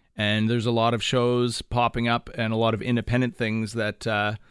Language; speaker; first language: English; native; English